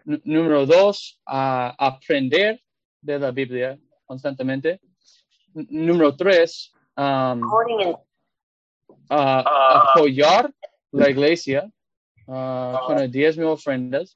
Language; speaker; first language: Spanish; non-native, fluent; English